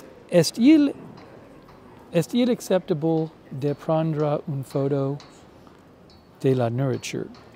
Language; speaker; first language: French; non-native, learner; English